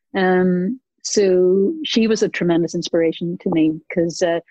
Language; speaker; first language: English; native; English